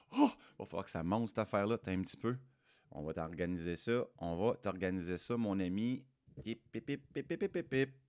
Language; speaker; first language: French; native; French